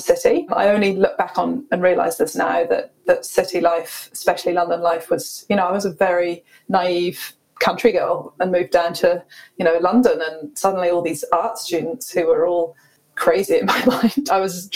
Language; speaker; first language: English; native; English